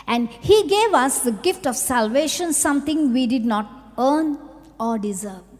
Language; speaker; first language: English; non-native, local second language; Sinhala